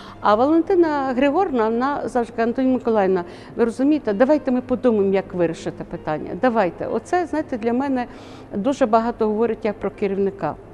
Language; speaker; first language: Ukrainian; native; Ukrainian